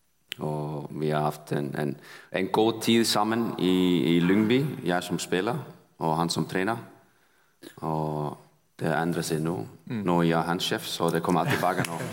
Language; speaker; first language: Danish; non-native, fluent; Icelandic